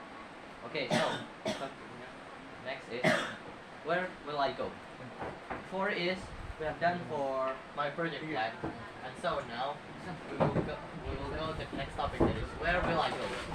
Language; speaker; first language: English; non-native, learner; Indonesian